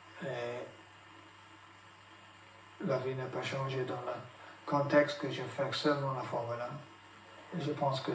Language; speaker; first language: French; non-native, fluent; English